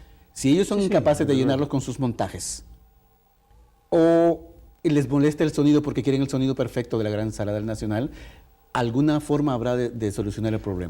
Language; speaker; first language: Spanish; native; Spanish